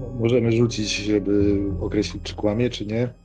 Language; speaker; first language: Polish; native; Polish